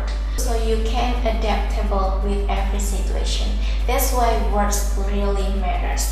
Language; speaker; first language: English; non-native, fluent; Indonesian